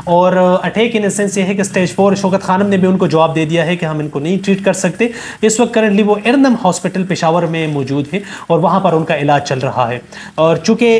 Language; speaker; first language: Urdu; non-native, local second language; Pashto